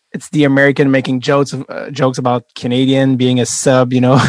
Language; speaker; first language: English; non-native, fluent; French